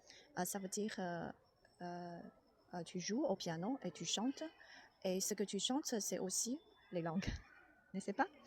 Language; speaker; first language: French; non-native, learner; Chinese